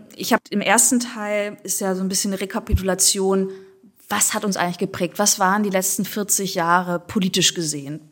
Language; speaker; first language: German; native; German